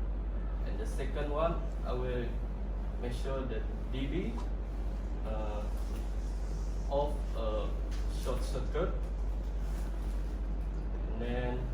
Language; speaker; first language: English; non-native, learner; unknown